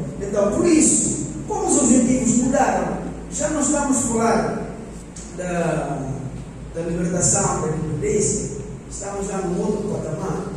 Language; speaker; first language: Portuguese; non-native, local second language; Upper Guinea Crioulo